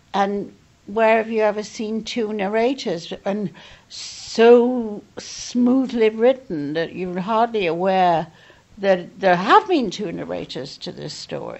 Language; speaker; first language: English; native; English